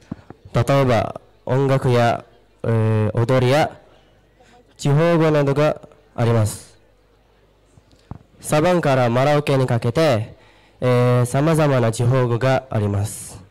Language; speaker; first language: Japanese; non-native, learner; Sundanese